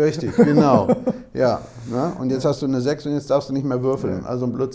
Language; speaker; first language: German; native; German